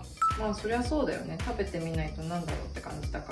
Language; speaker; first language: Japanese; native; Japanese